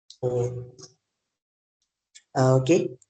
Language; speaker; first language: English; non-native, learner; Malay